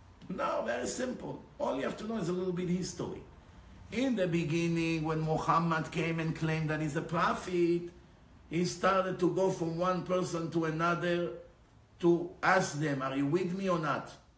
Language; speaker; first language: English; non-native, fluent; Hebrew